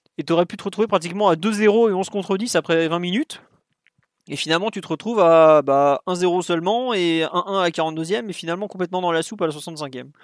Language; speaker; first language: French; native; French